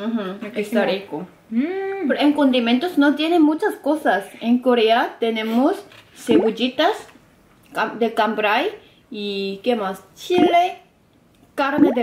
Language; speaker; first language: Spanish; non-native, fluent; Korean